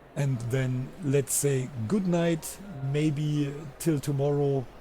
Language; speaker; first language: English; non-native, fluent; German